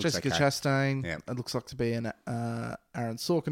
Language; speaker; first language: English; native; English